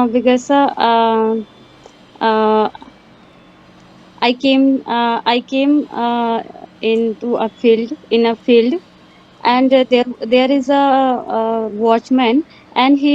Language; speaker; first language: English; non-native, learner; Hindi